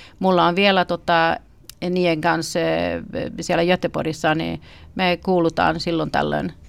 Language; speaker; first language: Finnish; early bilingual, heritage; Swedish